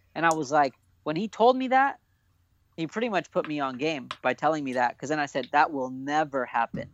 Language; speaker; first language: English; native; English